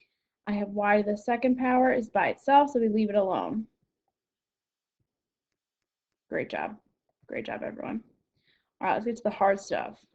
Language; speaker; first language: English; native; English